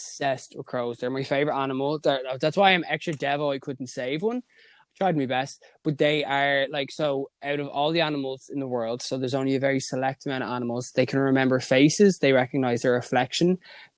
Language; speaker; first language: English; native; English